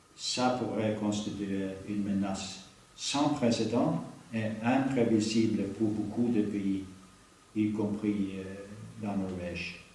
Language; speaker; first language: French; non-native, learner; Norwegian